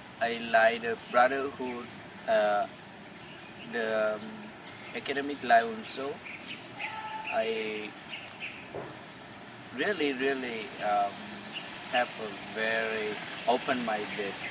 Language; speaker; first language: English; non-native, fluent; Vietnamese